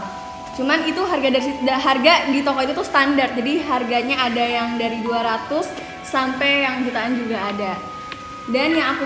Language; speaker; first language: Indonesian; native; Indonesian